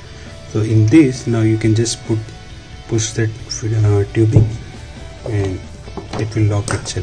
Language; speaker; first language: English; non-native, local second language; Hindi